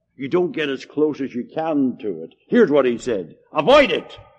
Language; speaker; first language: English; native; English